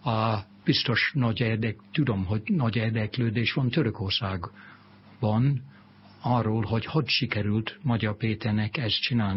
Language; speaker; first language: Hungarian; non-native, fluent; English